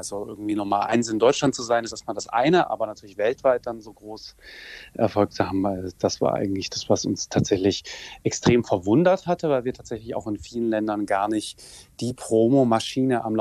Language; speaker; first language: German; native; German